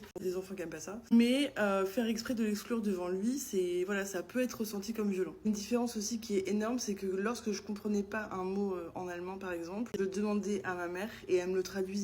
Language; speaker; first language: French; native; French